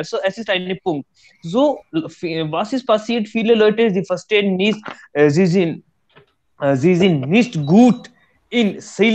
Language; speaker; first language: German; non-native, learner; Hindi